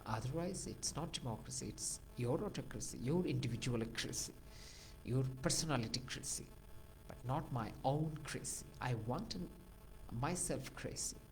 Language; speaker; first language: English; non-native, local second language; Bangla